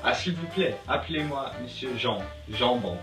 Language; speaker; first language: French; non-native, learner; English